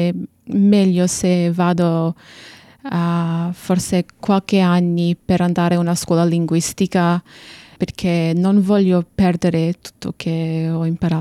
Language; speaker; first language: Italian; non-native, fluent; English